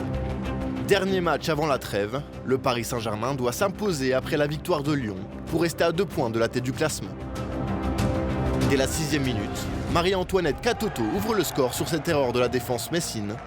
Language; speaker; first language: French; native; French